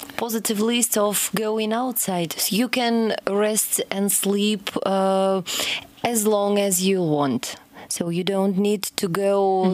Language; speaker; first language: English; non-native, fluent; Russian